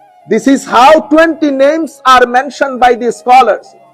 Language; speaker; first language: English; non-native, local second language; Bangla